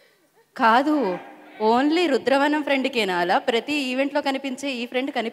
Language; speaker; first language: Telugu; native; Telugu